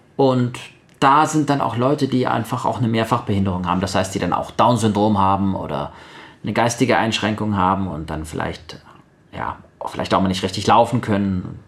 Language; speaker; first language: German; early bilingual, other home language; Russian